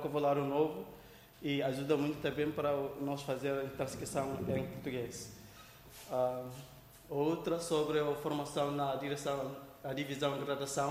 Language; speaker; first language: Portuguese; non-native, local second language; Tetum